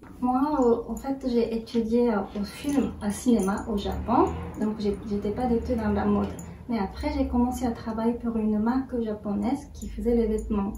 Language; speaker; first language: French; non-native, fluent; Japanese